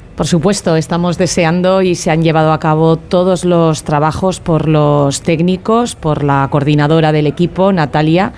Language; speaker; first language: Spanish; native; Spanish